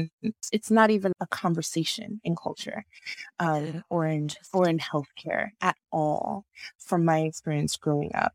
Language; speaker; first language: English; non-native, local second language; Yoruba